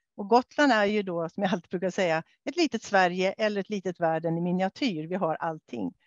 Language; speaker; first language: Swedish; native; Swedish